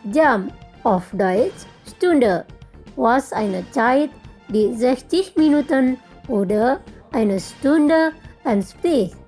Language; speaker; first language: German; non-native, fluent; Indonesian